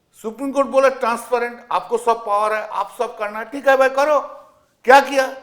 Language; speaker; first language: Hindi; non-native, local second language; Bangla